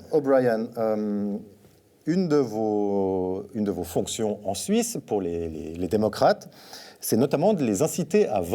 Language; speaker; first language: French; native; French